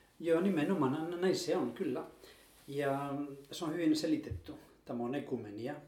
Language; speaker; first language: Finnish; non-native, fluent; Spanish